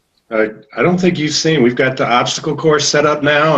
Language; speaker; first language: English; native; English